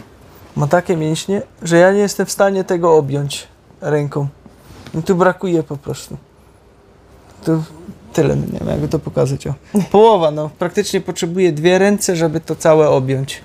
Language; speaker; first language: Polish; native; Polish